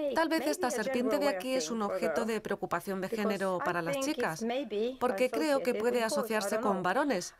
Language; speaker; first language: Spanish; non-native, fluent; Swedish